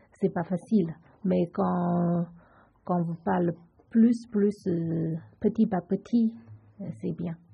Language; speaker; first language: French; non-native, learner; Chinese